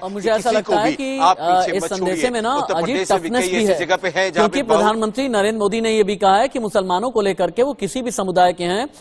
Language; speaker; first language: Hindi; native; Hindi